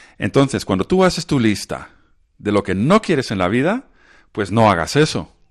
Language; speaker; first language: Spanish; non-native, fluent; Dutch